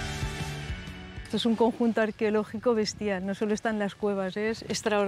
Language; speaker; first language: Spanish; non-native, local second language; Catalan